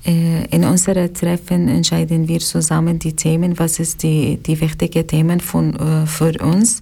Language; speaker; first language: German; non-native, learner; Arabic